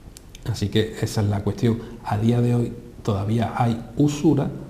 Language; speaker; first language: Spanish; native; Spanish